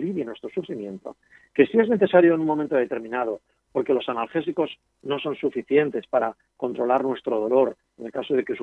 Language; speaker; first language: Spanish; native; Spanish